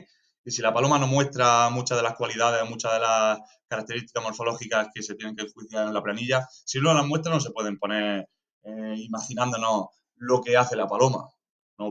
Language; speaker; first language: Spanish; native; Spanish